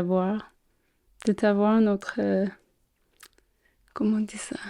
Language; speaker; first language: French; non-native, fluent; English